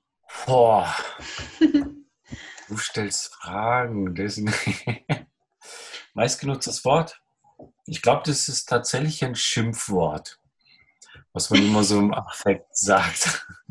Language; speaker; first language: German; early bilingual, other home language; Russian